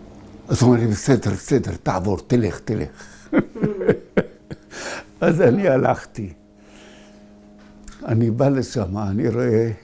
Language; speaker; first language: Hebrew; early bilingual, other home language; Arabic